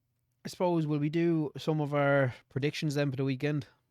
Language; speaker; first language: English; native; English